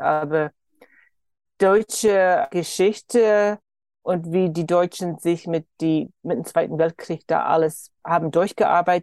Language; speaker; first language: German; early bilingual, heritage; German